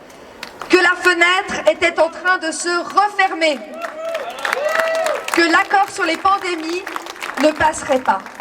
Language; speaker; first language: French; native; French